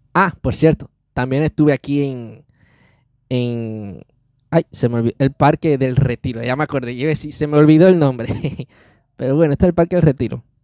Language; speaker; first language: Spanish; native; Spanish